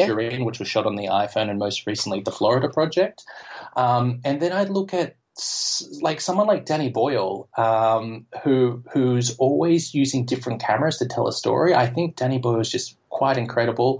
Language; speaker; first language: English; native; English